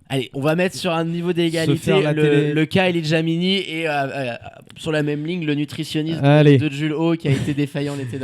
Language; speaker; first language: French; native; French